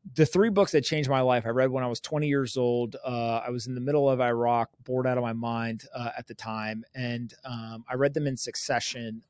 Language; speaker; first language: English; native; English